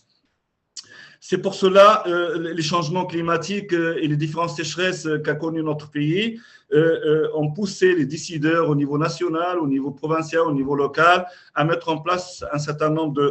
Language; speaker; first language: French; non-native, local second language; Arabic